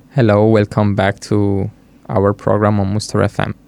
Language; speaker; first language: English; non-native, fluent; Italian